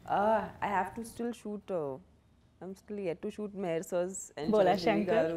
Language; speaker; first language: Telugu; non-native, fluent; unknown